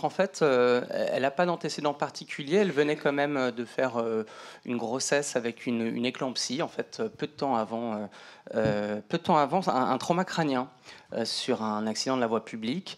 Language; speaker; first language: French; native; French